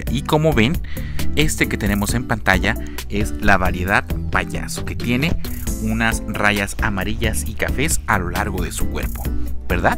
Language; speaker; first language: Spanish; native; Spanish